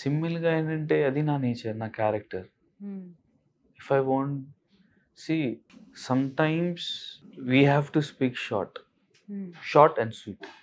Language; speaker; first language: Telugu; non-native, local second language; Hindi